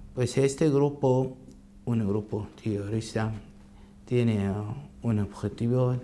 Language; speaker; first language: Spanish; non-native, learner; Arabic